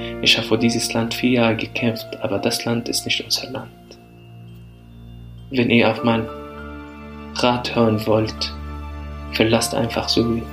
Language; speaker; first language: German; non-native, fluent; Arabic